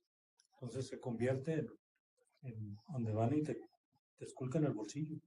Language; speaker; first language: Spanish; native; Spanish